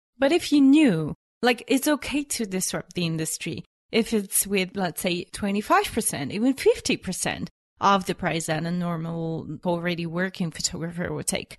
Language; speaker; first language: English; non-native, fluent; Bulgarian